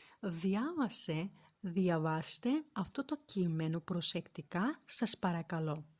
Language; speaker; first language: Greek; non-native, fluent; Turkish